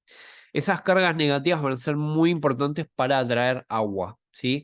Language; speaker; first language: Spanish; native; Spanish